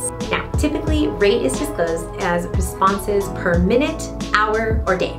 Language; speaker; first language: English; native; English